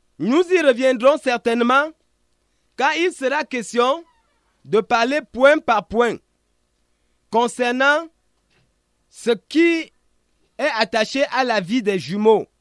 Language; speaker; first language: French; non-native, local second language; Ghomala